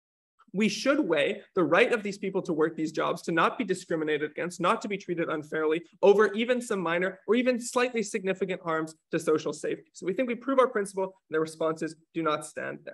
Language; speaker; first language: English; native; English